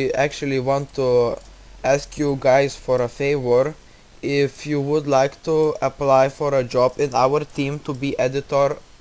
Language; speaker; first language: English; non-native, learner; Russian